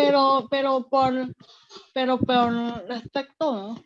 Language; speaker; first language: Spanish; non-native, learner; Indonesian